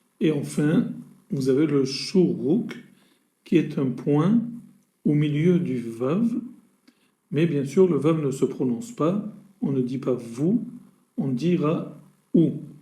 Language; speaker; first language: French; native; French